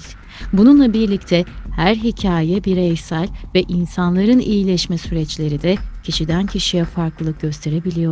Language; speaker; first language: Turkish; native; Turkish